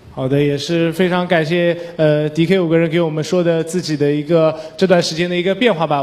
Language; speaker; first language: Chinese; native; Chinese